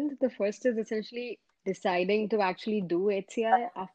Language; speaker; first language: English; non-native, local second language; Hindi